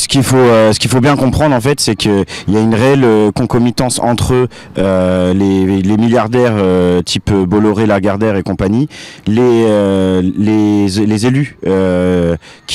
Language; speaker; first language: French; native; French